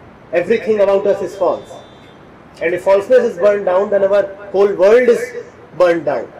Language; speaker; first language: English; non-native, local second language; Hindi